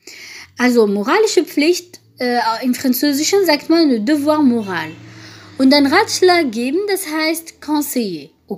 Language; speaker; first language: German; non-native, fluent; French